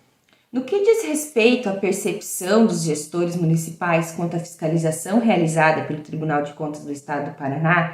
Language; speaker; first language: Portuguese; native; Portuguese